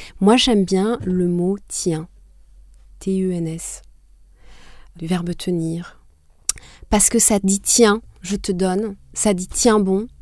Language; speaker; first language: French; non-native, local second language; Kinyarwanda